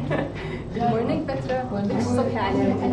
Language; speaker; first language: Arabic; native; Arabic